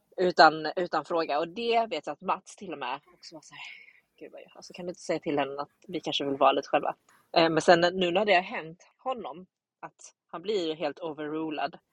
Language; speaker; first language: Swedish; native; Swedish